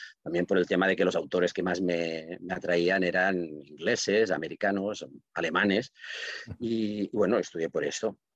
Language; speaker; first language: Spanish; non-native, local second language; Catalan